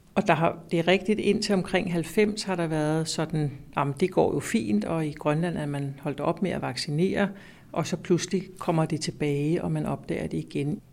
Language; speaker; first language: Danish; native; Danish